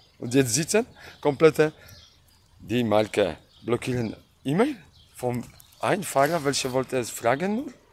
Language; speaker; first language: German; non-native, learner; Polish